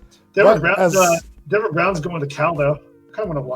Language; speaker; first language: English; native; English